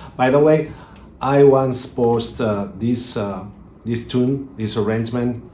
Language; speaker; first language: English; non-native, fluent; Catalan